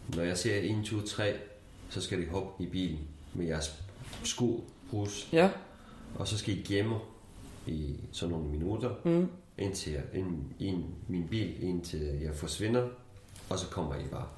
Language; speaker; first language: Danish; non-native, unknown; Kurdish